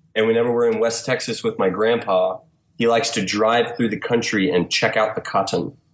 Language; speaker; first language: English; native; English